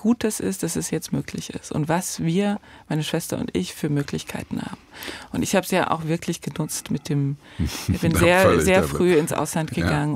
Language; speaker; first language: German; native; German